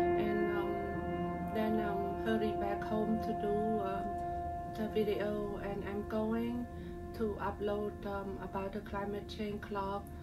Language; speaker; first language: English; non-native, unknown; Khmer